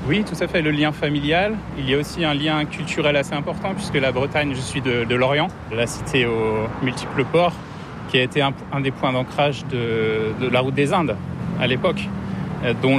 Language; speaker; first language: French; native; French